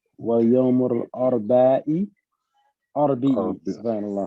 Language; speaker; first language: Arabic; non-native, learner; English